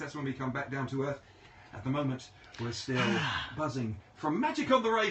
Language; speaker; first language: English; native; English